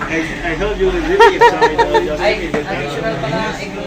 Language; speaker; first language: English; non-native, learner; Vietnamese